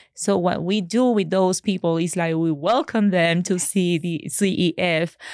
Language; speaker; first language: English; non-native, fluent; Spanish